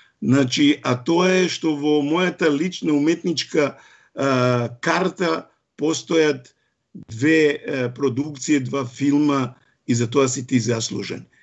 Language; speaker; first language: Macedonian; non-native, local second language; Romany